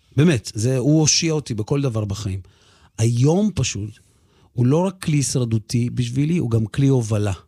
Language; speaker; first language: Hebrew; early bilingual, other home language; Russian